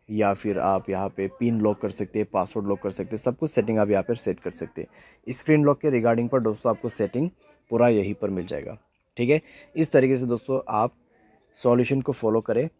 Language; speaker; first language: Hindi; native; Hindi